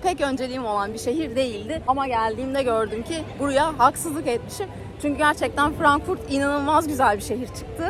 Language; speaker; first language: Turkish; native; Turkish